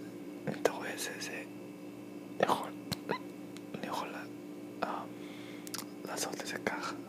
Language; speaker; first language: Hebrew; non-native, fluent; English